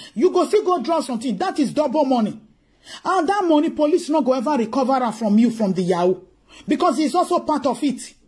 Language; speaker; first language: English; non-native, local second language; Bini